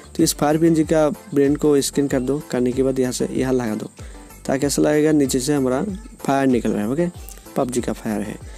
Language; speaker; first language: Hindi; non-native, local second language; Bangla